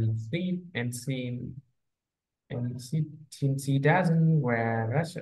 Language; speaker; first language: English; non-native, learner; Vietnamese